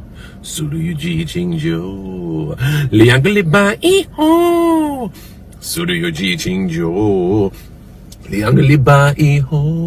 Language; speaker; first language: Chinese; non-native, learner; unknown